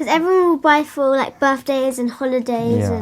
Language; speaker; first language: English; native; English